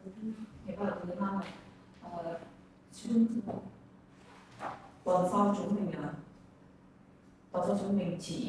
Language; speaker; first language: Chinese; non-native, learner; Vietnamese